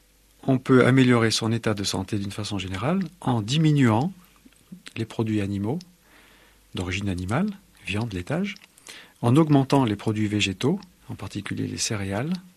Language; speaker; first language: French; native; French